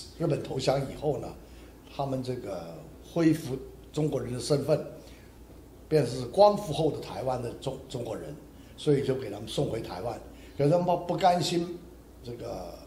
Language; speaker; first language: Chinese; non-native, local second language; Hakka Chinese